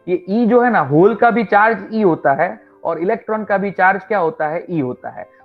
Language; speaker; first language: Hindi; non-native, local second language; Gujarati